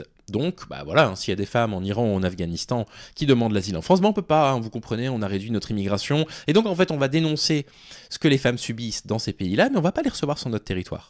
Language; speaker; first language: French; native; French